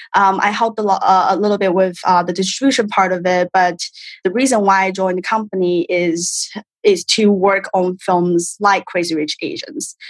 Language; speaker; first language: English; non-native, fluent; Chinese